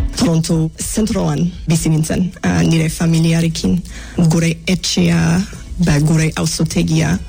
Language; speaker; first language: Basque; non-native, learner; English